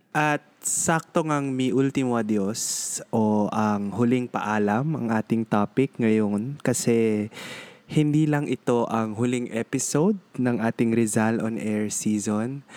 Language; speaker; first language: Filipino; native; Filipino